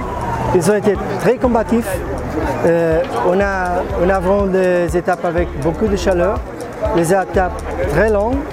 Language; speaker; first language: French; non-native, fluent; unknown